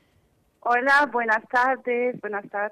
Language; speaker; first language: Spanish; non-native, fluent; Arabic